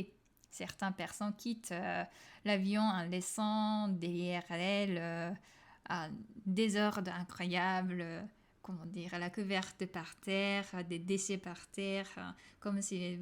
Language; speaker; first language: French; non-native, fluent; Japanese